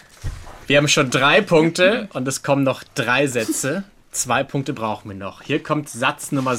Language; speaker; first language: German; native; German